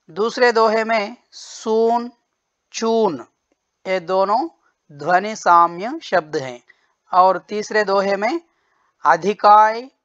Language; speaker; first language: Hindi; non-native, local second language; Telugu